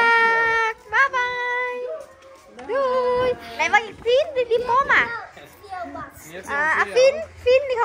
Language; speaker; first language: Dutch; non-native, learner; Thai